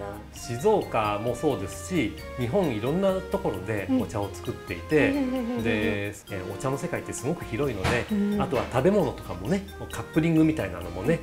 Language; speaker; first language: Japanese; native; Japanese